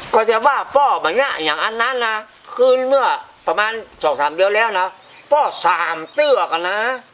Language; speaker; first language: Thai; native; Thai